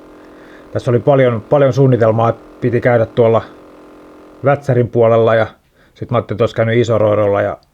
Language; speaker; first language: Finnish; native; Finnish